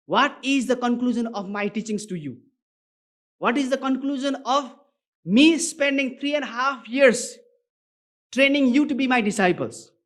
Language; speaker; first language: English; non-native, local second language; Nepali